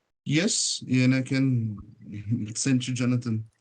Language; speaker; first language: English; non-native, fluent; Portuguese